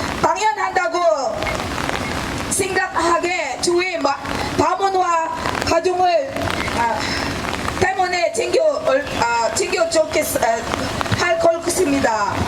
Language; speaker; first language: Korean; non-native, fluent; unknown